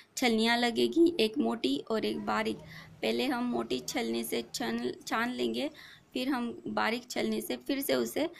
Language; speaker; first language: Hindi; non-native, local second language; Marathi